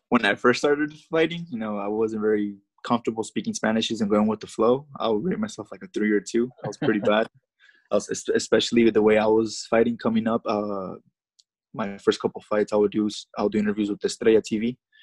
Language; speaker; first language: English; native; English